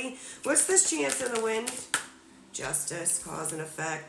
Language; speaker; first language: English; native; English